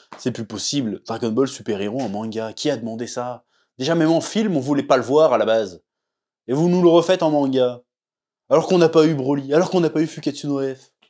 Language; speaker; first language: French; native; French